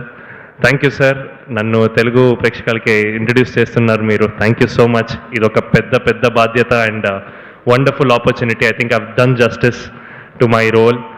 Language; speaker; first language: Telugu; non-native, learner; Kannada